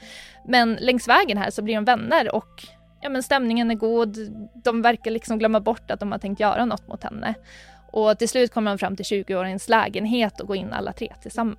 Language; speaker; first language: Swedish; native; Swedish